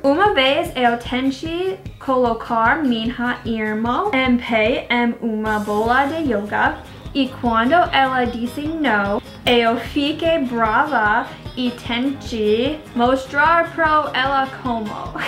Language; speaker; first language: Portuguese; non-native, learner; English